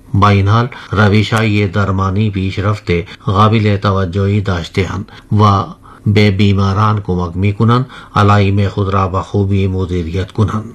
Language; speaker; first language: Persian; non-native, fluent; Urdu